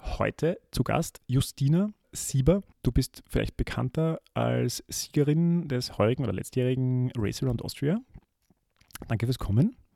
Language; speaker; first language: German; native; German